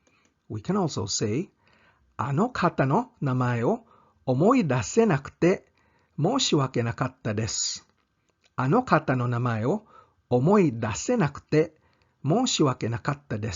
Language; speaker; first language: Japanese; non-native, fluent; English